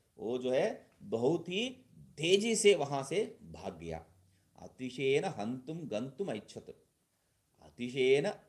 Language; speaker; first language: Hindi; non-native, local second language; Tamil